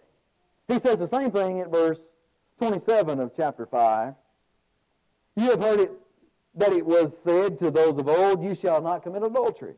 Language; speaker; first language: English; native; English